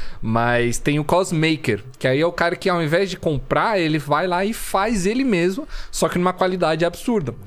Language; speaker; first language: Portuguese; early bilingual, other home language; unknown